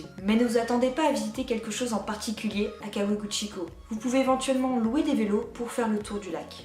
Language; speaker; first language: French; native; French